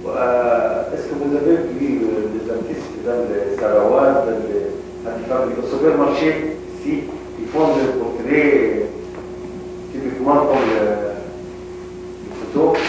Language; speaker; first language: French; non-native, learner; Arabic